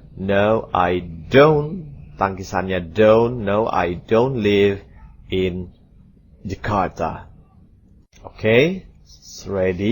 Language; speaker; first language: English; non-native, fluent; Indonesian